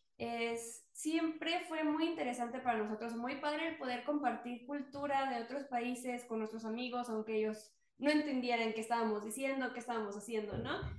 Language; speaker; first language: Spanish; native; Spanish